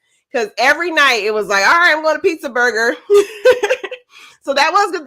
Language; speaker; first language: English; native; English